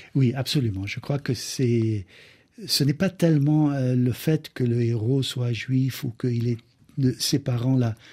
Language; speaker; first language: French; native; French